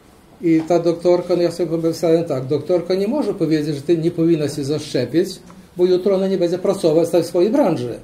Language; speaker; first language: Polish; early bilingual, heritage; Polish